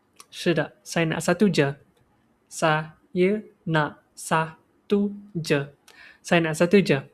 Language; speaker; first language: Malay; non-native, local second language; Chinese